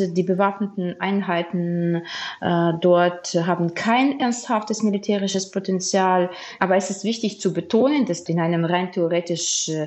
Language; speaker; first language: German; non-native, fluent; Ukrainian